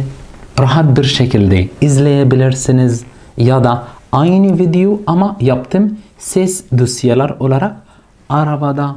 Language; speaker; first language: Turkish; non-native, fluent; Arabic